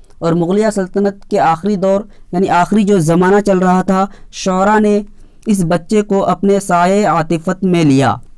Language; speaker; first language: Urdu; native; Urdu